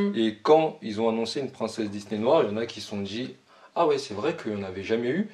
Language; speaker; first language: French; early bilingual, other home language; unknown